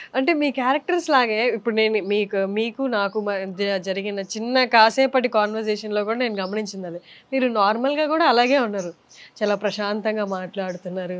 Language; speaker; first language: Telugu; native; Telugu